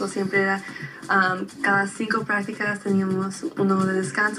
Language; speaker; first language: Spanish; early bilingual, heritage; Spanish